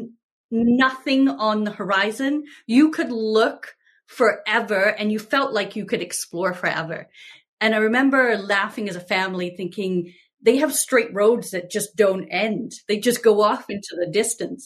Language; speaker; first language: English; native; English